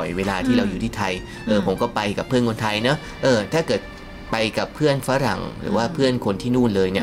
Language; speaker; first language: Thai; native; Thai